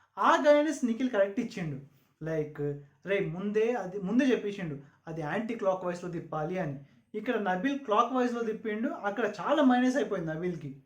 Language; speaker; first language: Telugu; non-native, local second language; Urdu